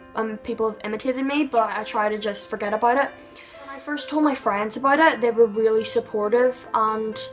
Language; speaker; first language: English; native; English